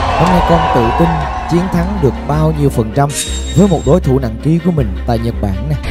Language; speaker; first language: Vietnamese; native; Vietnamese